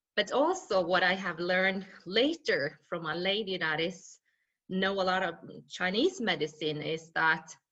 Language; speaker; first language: English; non-native, fluent; Norwegian